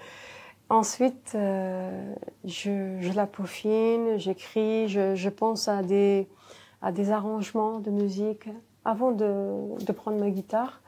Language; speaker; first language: French; non-native, local second language; Arabic